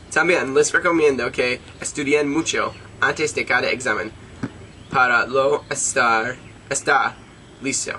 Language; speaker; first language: Spanish; non-native, learner; English